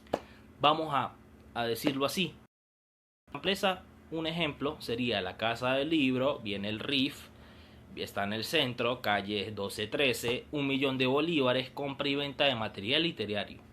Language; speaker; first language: Spanish; native; Spanish